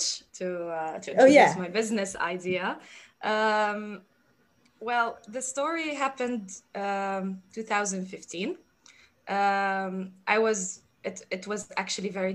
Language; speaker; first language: English; non-native, fluent; Arabic